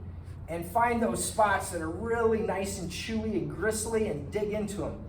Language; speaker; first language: English; native; English